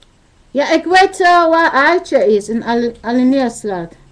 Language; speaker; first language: Dutch; non-native, learner; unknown